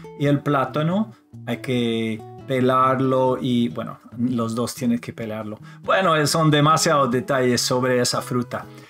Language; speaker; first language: Spanish; non-native, fluent; English